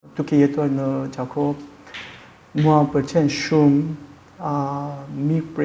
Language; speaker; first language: Albanian; non-native, learner; Korean